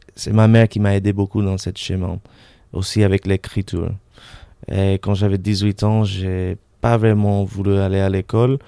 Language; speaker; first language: French; non-native, fluent; Spanish